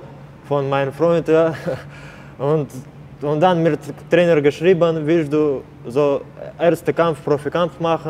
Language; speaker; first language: German; non-native, learner; Russian